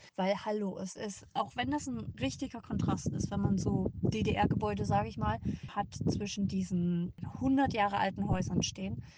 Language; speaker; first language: German; native; German